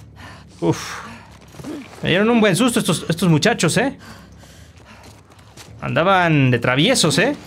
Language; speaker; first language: Spanish; native; Spanish